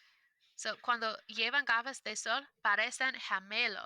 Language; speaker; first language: Spanish; non-native, fluent; English